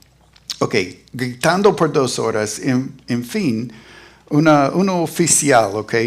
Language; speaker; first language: Spanish; non-native, fluent; English